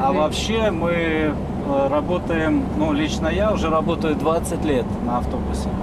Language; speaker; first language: Russian; native; Russian